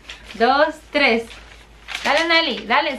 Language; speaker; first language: Spanish; native; Spanish